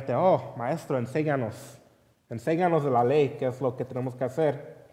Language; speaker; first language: Spanish; early bilingual, heritage; Spanish